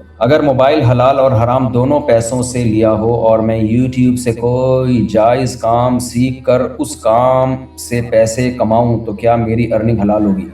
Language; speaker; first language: Urdu; native; Urdu